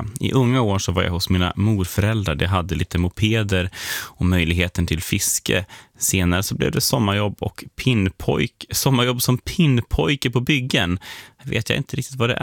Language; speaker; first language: Swedish; native; Swedish